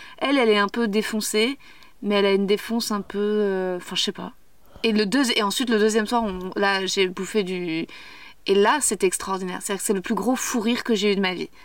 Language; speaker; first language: French; native; French